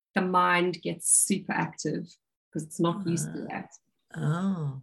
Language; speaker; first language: English; native; English